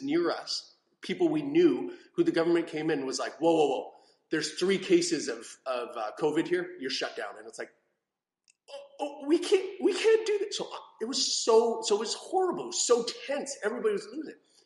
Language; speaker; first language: English; native; English